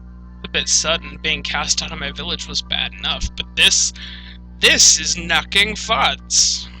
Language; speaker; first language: English; native; English